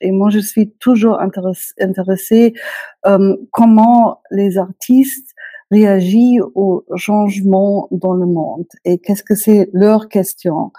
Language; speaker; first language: French; non-native, fluent; German